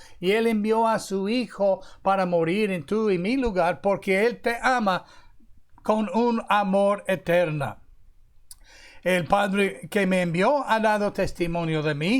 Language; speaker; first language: Spanish; non-native, fluent; English